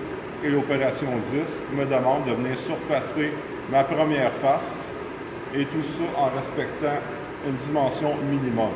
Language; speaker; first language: French; native; French